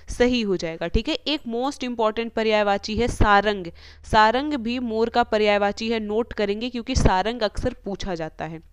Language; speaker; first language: Hindi; native; Hindi